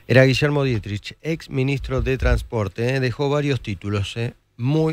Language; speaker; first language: Spanish; native; Spanish